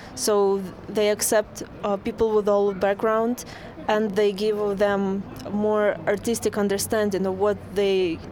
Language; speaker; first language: English; non-native, fluent; Russian